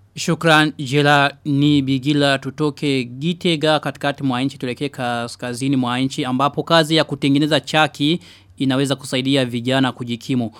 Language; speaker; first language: Swahili; non-native, local second language; Rundi